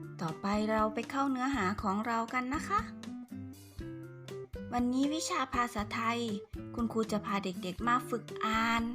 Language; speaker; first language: Thai; native; Thai